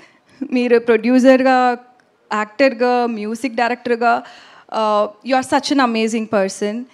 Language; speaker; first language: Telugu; non-native, learner; Tamil